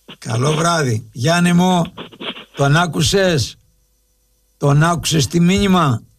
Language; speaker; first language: Greek; native; Greek